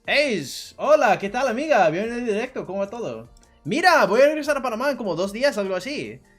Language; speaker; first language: Spanish; native; Spanish